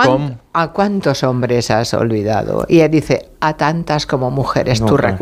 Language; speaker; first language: Spanish; native; Spanish